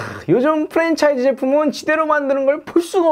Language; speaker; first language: Korean; native; Korean